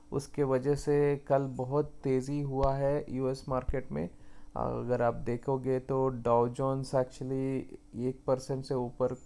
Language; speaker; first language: Hindi; non-native, local second language; Kannada